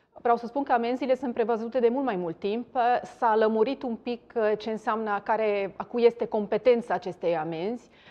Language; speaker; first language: Romanian; non-native, fluent; Italian